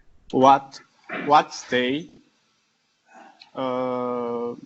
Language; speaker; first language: English; non-native, learner; Portuguese